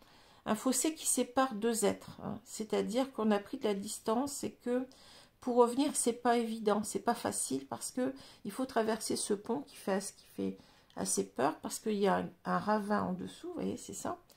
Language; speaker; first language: French; native; French